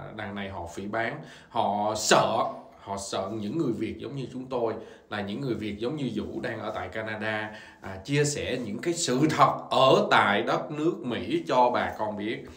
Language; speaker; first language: Vietnamese; native; Vietnamese